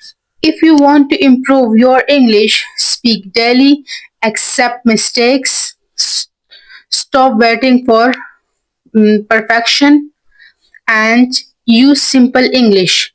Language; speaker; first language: English; non-native, learner; Hindi